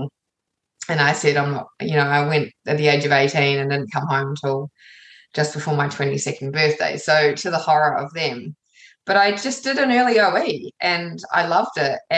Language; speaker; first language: English; native; English